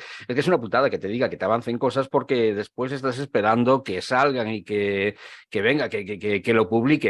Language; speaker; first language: Spanish; native; Spanish